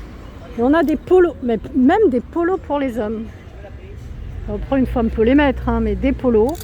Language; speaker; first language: French; native; French